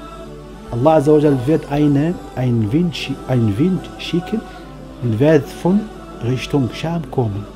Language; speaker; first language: German; non-native, learner; Arabic